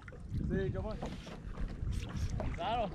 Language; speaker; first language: Spanish; non-native, learner; English